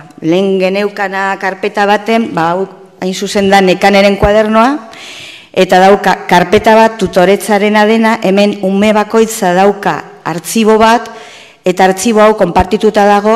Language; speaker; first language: Basque; native; Basque